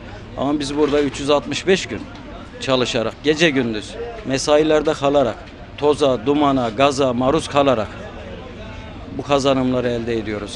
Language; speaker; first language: Turkish; native; Turkish